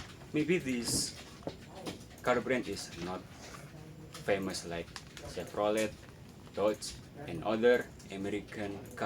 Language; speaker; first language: English; non-native, learner; Indonesian